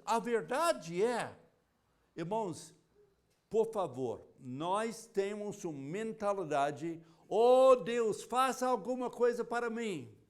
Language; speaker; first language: Portuguese; non-native, fluent; English